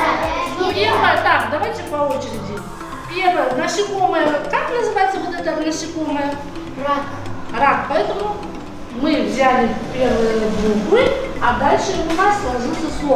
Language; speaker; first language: Russian; non-native, local second language; Kazakh